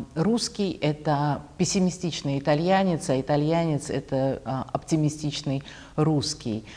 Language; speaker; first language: Russian; native; Russian